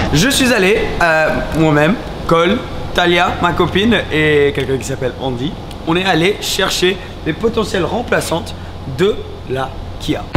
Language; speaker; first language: French; native; French